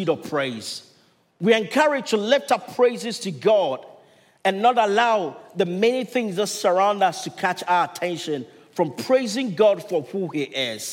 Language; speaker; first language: English; non-native, local second language; Akan